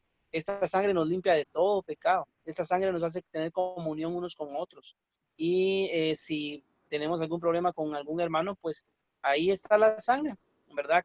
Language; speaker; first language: Spanish; native; Spanish